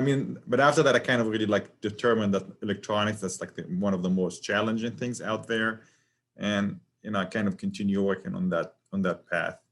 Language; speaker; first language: English; non-native, fluent; Arabic